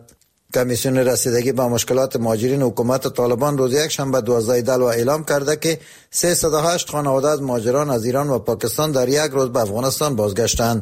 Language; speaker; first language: Persian; native; Persian